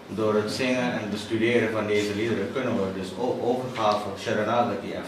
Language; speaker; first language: Dutch; native; Dutch